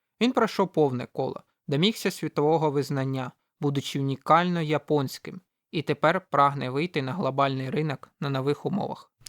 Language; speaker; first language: Ukrainian; native; Ukrainian